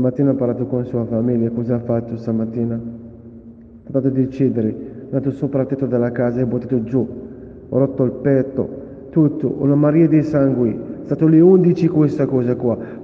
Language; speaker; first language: Italian; non-native, fluent; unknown